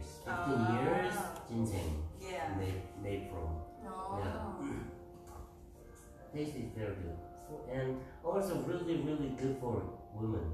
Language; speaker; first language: English; non-native, learner; Korean